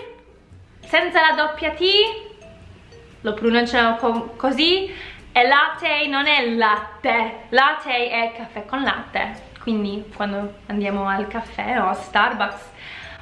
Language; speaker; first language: Italian; non-native, fluent; English